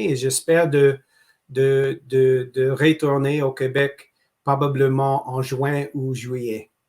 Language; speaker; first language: French; non-native, local second language; English